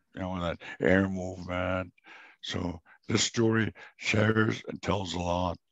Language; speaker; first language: English; non-native, fluent; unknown